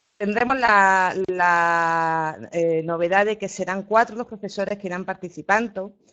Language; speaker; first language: Spanish; native; Spanish